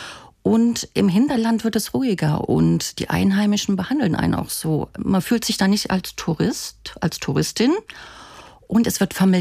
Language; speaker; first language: German; native; German